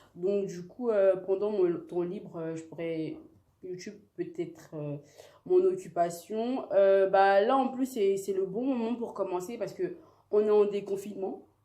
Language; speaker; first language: French; early bilingual, other home language; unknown